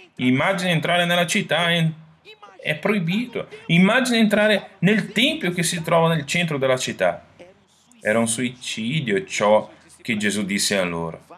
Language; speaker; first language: Italian; non-native, fluent; Portuguese